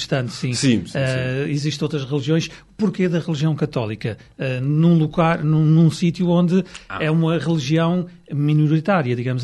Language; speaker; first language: Portuguese; native; Portuguese